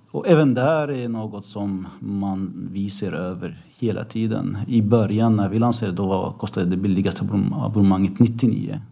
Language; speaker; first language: Swedish; early bilingual, other home language; Arabic